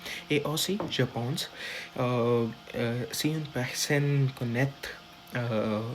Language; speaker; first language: French; non-native, learner; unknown